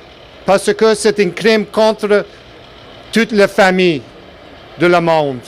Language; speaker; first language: French; non-native, learner; English